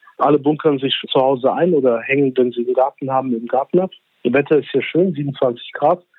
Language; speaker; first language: German; early bilingual, other home language; Turkish